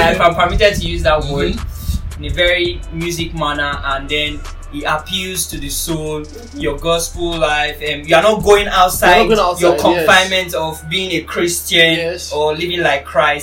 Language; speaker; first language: English; non-native, local second language; Yoruba